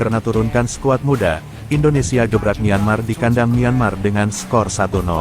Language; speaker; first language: Indonesian; native; Indonesian